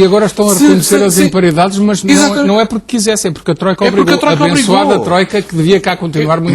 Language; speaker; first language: Portuguese; native; Portuguese